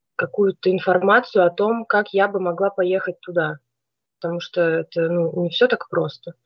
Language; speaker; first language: Russian; native; Russian